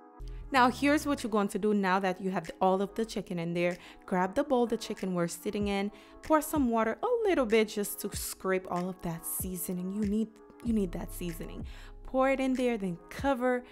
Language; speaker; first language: English; native; English